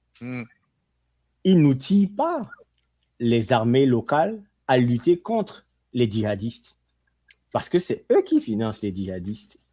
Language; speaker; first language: French; non-native, local second language; Ewe